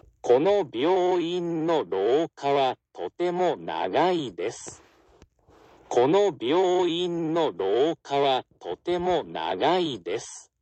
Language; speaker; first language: Japanese; non-native, learner; English